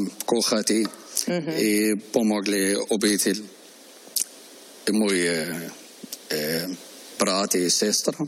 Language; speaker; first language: Croatian; non-native, learner; Arabic